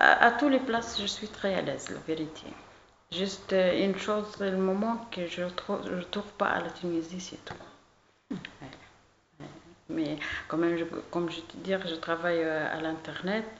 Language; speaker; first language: French; non-native, learner; Arabic